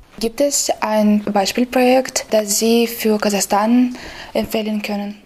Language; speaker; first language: German; non-native, learner; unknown